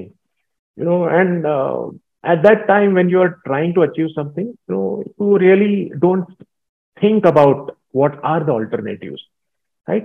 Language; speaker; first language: English; non-native, local second language; Marathi